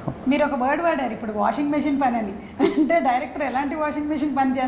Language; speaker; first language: Telugu; native; Telugu